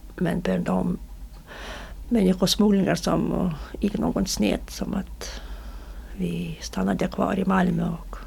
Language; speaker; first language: Swedish; non-native, learner; Russian